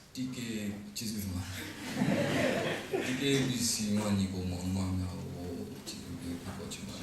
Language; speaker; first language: Burmese; non-native, local second language; Kachin